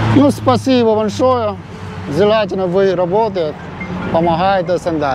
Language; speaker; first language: Russian; non-native, learner; Vietnamese